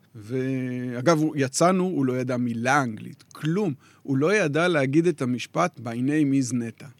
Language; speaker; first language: Hebrew; native; Hebrew